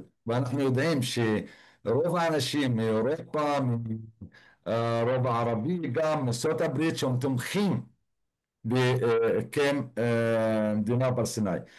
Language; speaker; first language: Hebrew; non-native, local second language; Arabic